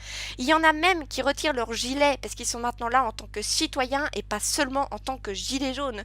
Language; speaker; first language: French; native; French